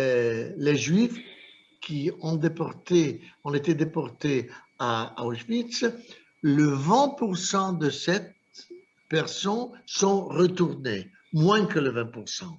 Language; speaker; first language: French; non-native, fluent; Italian